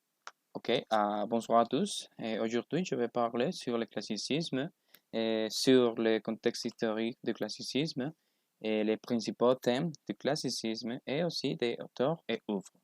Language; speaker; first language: French; non-native, learner; Spanish